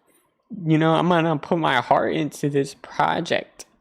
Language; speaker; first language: English; native; English